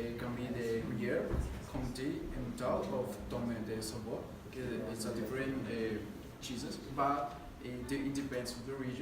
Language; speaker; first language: English; non-native, learner; Spanish